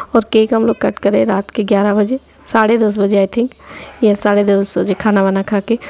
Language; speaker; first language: Hindi; non-native, local second language; Odia